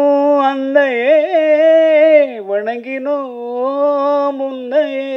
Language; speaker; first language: Tamil; native; Tamil